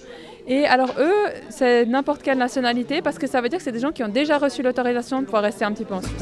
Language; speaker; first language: French; native; French